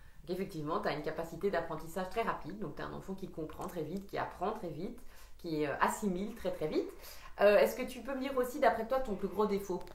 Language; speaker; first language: French; native; French